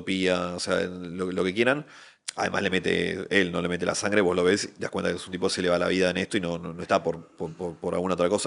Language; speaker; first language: Spanish; native; Spanish